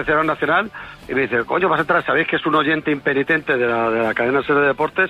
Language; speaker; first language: Spanish; native; Spanish